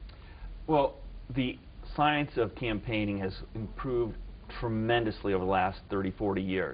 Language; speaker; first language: English; native; English